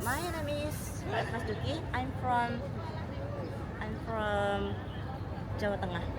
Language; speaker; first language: English; non-native, learner; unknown